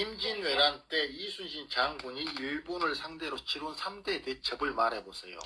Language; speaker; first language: Korean; native; Korean